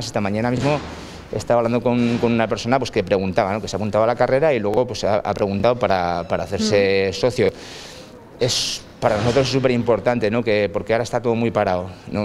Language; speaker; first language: Spanish; native; Spanish